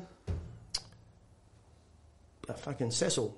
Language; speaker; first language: English; native; English